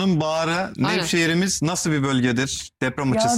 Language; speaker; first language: Turkish; native; Turkish